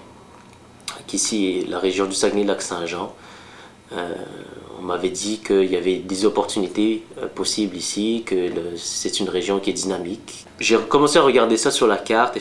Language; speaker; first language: French; non-native, local second language; Malagasy